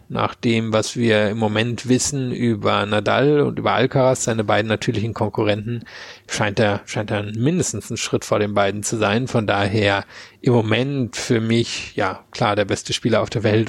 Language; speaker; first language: German; native; German